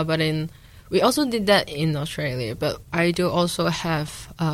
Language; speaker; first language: English; non-native, local second language; Cantonese